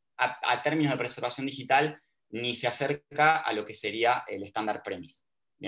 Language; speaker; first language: Spanish; native; Spanish